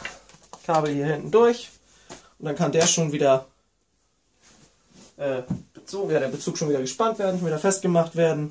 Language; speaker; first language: German; native; German